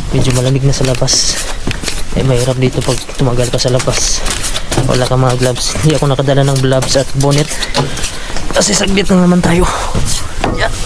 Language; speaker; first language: Filipino; native; Filipino